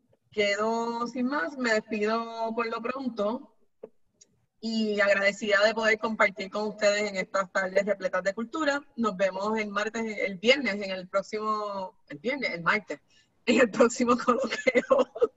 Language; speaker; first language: Spanish; native; Spanish